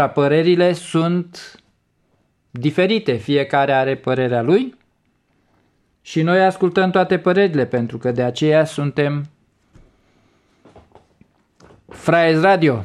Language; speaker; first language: Romanian; native; Romanian